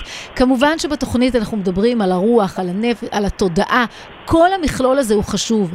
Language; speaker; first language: Hebrew; native; Hebrew